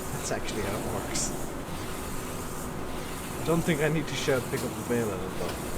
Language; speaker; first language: English; native; English